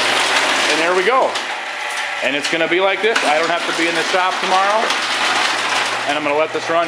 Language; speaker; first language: English; native; English